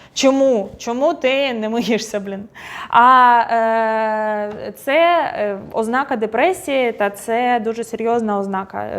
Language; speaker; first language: Ukrainian; non-native, local second language; Russian